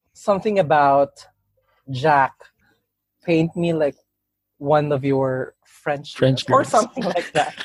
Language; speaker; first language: English; non-native, local second language; Cebuano